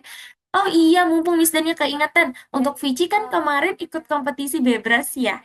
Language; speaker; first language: Indonesian; native; Indonesian